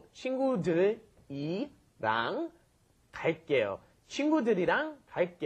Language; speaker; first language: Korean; non-native, fluent; English